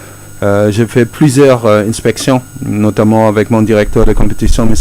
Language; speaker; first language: French; non-native, fluent; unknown